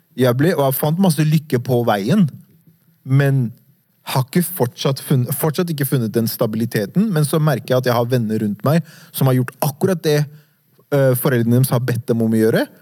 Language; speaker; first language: Norwegian; early bilingual, other home language; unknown